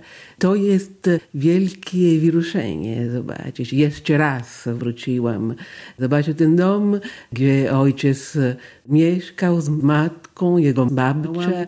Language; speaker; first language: Polish; non-native, learner; Italian